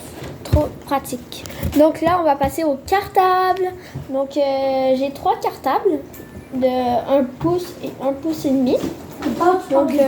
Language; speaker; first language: French; native; French